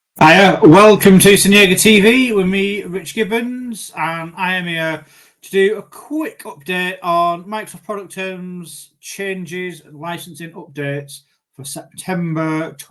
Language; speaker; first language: English; native; English